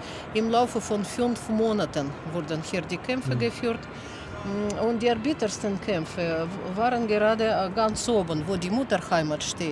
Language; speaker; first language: German; non-native, fluent; Russian